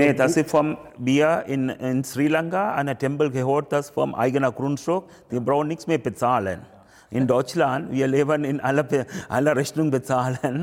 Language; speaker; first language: German; non-native, learner; Tamil